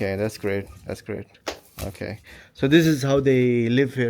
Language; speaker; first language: English; non-native, local second language; Urdu